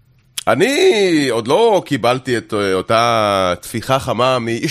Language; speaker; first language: Hebrew; native; Hebrew